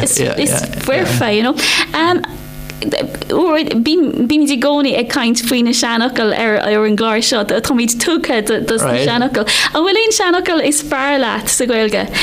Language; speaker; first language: Irish; non-native, local second language; English